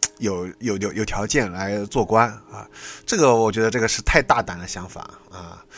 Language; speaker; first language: Chinese; native; Chinese